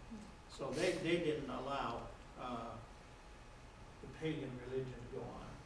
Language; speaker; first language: English; native; English